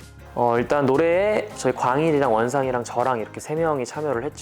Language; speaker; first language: Korean; native; Korean